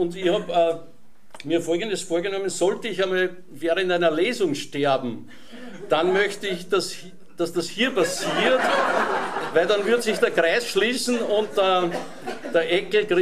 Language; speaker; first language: German; native; German